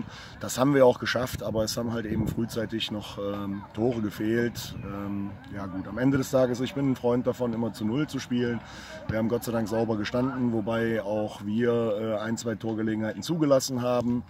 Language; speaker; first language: German; native; German